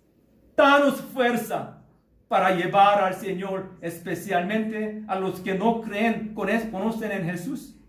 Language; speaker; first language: Spanish; non-native, learner; Korean